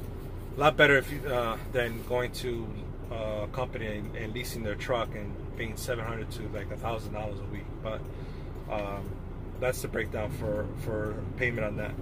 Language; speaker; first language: English; native; English